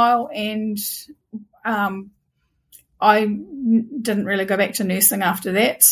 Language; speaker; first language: English; native; English